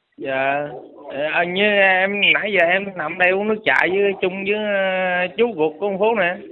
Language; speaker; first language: Vietnamese; native; Vietnamese